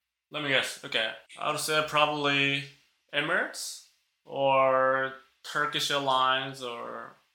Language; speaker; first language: English; non-native, fluent; Japanese